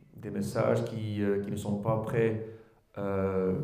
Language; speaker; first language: French; non-native, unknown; Dutch